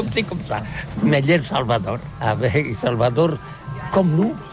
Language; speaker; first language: French; non-native, learner; Catalan